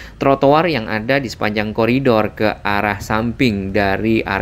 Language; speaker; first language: Indonesian; native; Indonesian